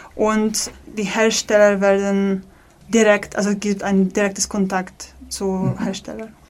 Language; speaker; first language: German; non-native, fluent; Polish